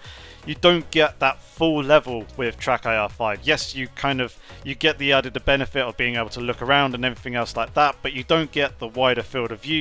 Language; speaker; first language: English; native; English